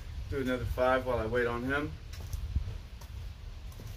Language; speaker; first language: English; native; English